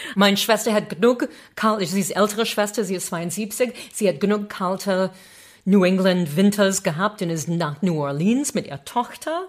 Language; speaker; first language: German; non-native, fluent; English